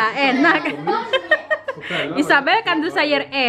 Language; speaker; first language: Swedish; non-native, learner; Indonesian